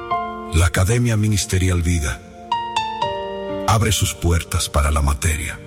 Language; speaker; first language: Spanish; native; Spanish